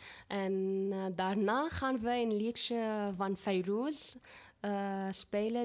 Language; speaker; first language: Dutch; non-native, fluent; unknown